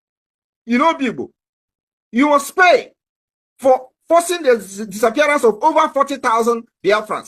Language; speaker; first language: English; non-native, local second language; Igbo